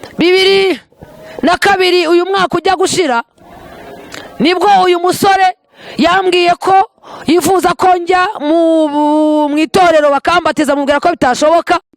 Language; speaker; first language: Kinyarwanda; native; Kinyarwanda